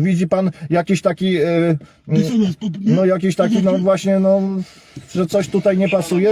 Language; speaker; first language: Polish; native; Polish